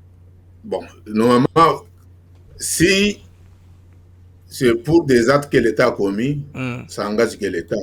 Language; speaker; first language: French; non-native, local second language; Lingala